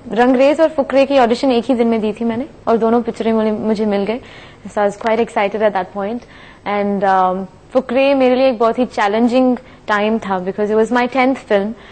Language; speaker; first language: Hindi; non-native, local second language; Tamil